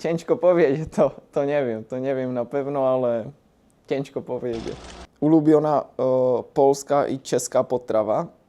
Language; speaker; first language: Polish; non-native, learner; Czech